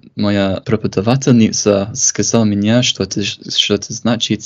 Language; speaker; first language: Russian; non-native, fluent; English